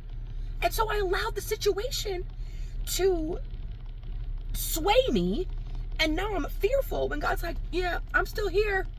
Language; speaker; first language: English; native; English